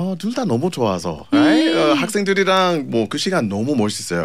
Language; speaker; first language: Korean; non-native, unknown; English